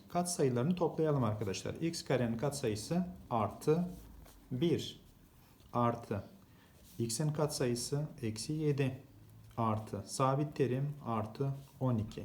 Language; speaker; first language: Turkish; native; Turkish